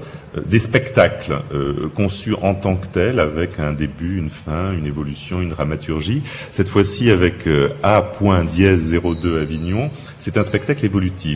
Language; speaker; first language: French; native; French